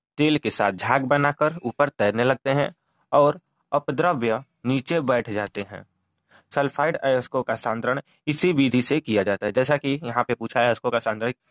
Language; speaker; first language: Hindi; native; Hindi